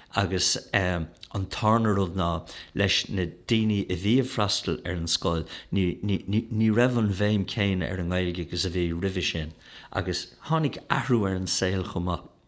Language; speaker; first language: Irish; native; Irish